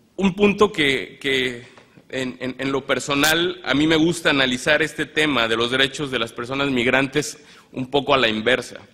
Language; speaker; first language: Spanish; native; Spanish